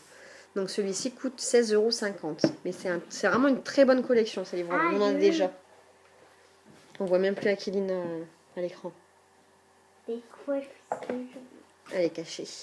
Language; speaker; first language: French; native; French